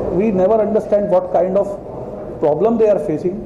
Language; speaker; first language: English; non-native, local second language; Hindi